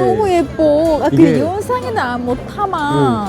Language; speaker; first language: Korean; non-native, learner; Japanese